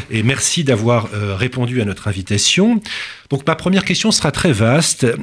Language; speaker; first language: French; native; French